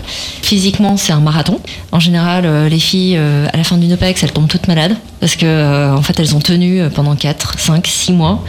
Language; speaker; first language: French; native; French